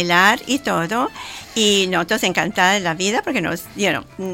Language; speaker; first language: Spanish; early bilingual, heritage; Spanish